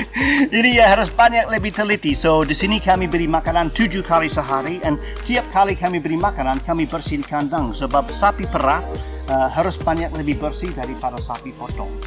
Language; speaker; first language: Indonesian; non-native, fluent; English